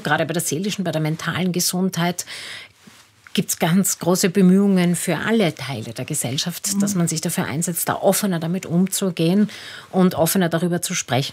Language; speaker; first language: German; native; German